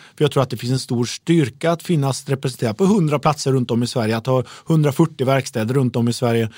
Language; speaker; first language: Swedish; native; Swedish